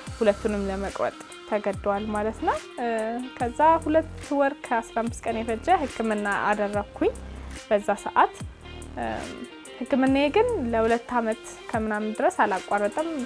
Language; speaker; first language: Amharic; native; Amharic